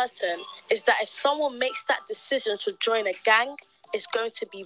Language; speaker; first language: English; native; English